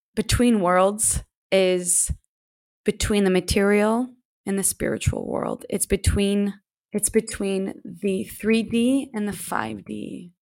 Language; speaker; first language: English; native; English